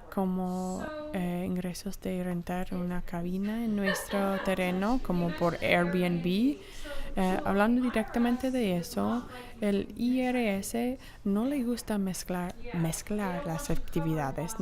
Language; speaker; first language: Spanish; non-native, fluent; English